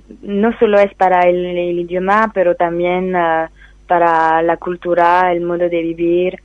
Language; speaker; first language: Spanish; non-native, fluent; French